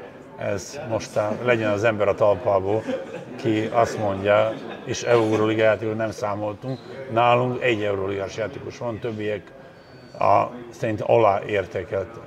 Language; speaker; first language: Hungarian; non-native, fluent; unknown